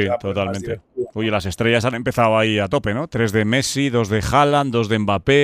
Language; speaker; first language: Spanish; native; Spanish